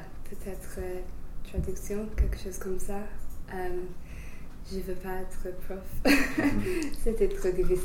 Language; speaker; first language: French; non-native, fluent; English